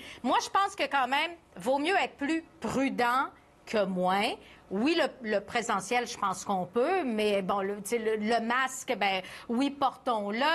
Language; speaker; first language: French; native; French